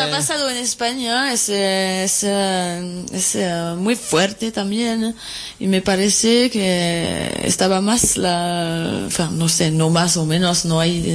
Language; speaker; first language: Spanish; non-native, fluent; French